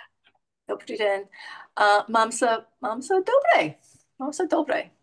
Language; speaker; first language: Slovak; non-native, learner; English